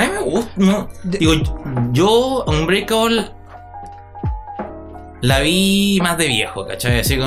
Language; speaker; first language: Spanish; native; Spanish